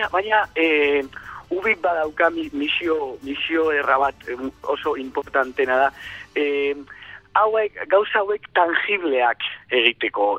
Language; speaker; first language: Basque; non-native, learner; Spanish